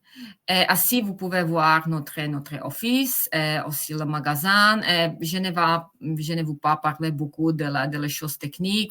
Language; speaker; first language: French; non-native, fluent; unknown